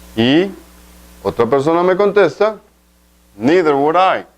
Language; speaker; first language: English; non-native, fluent; Spanish